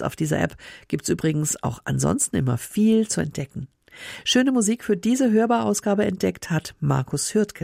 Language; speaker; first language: German; native; German